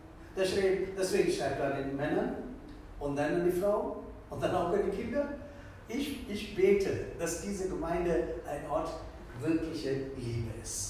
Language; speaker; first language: German; non-native, fluent; Tamil